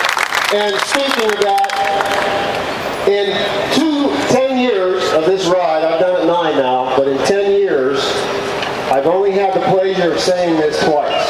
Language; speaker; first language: English; native; English